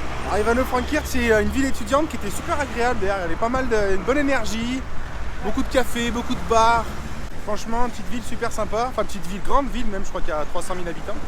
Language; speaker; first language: French; native; French